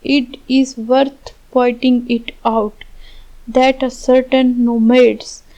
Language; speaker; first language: English; non-native, local second language; Urdu